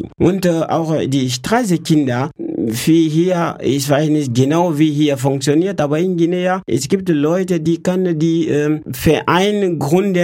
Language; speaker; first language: German; non-native, learner; French